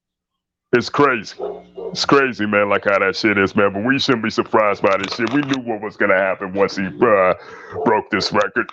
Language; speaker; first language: English; native; English